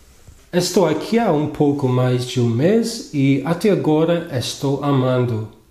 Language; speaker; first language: Portuguese; non-native, fluent; English